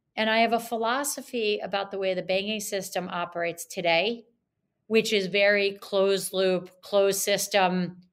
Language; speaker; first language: English; native; English